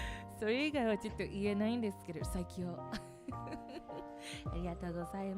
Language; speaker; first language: Japanese; native; Japanese